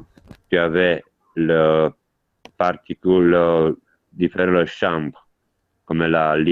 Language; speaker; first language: French; non-native, learner; Italian